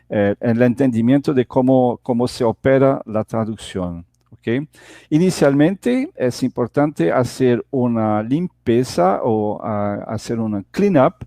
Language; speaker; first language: Spanish; non-native, fluent; Portuguese